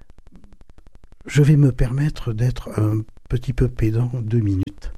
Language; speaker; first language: French; native; French